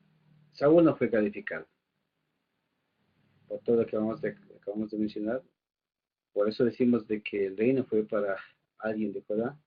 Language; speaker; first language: Spanish; native; Spanish